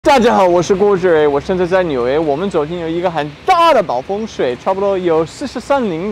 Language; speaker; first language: Chinese; non-native, fluent; English